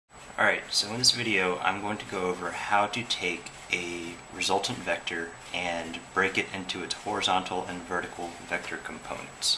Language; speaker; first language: English; native; English